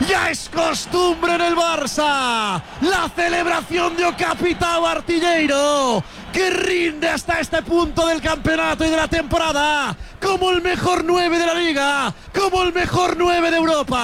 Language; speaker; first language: Spanish; native; Spanish